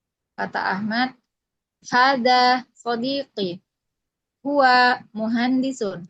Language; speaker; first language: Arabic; non-native, learner; Indonesian